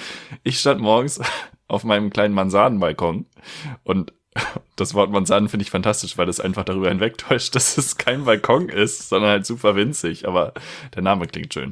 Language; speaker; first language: German; native; German